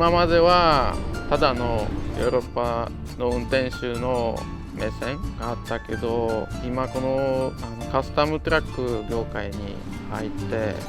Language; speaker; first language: Japanese; non-native, fluent; Polish